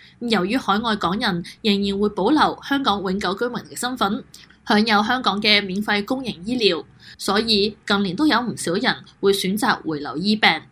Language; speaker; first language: Cantonese; native; Cantonese